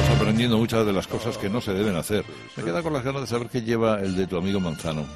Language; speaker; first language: Spanish; native; Spanish